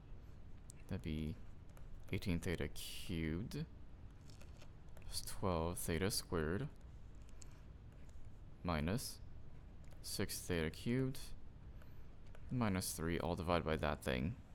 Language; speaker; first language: English; native; English